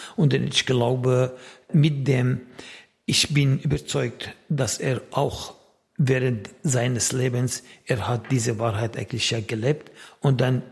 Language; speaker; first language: German; non-native, fluent; Arabic